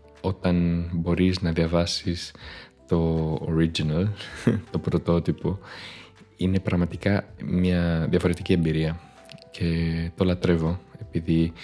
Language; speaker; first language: Greek; non-native, fluent; Spanish